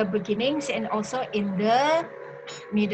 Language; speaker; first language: English; non-native, learner; Indonesian